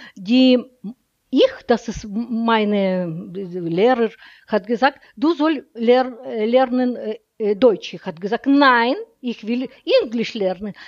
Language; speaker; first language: German; non-native, learner; Russian